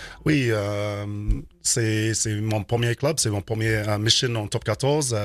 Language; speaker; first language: French; non-native, learner; English